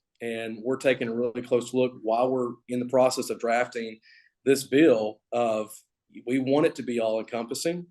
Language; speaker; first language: English; native; English